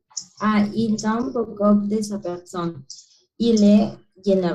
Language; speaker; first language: French; non-native, learner; Spanish